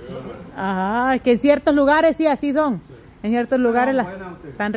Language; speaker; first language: Spanish; native; Spanish